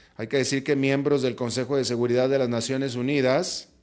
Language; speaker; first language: Spanish; native; Spanish